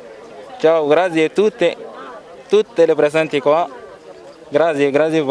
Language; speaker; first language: Italian; non-native, learner; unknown